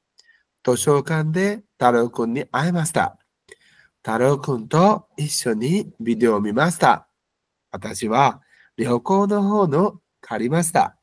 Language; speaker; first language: Japanese; non-native, fluent; Bangla